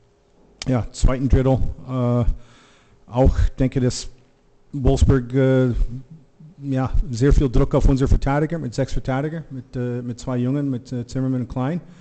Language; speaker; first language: German; non-native, learner; English